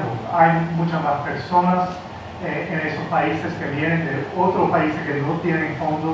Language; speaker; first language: Spanish; early bilingual, heritage; Spanish